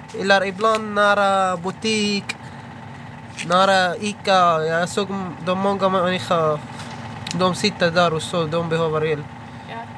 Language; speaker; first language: Swedish; non-native, learner; Arabic